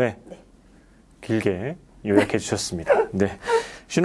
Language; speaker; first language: Korean; native; Korean